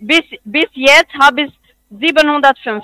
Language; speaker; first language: German; non-native, learner; Spanish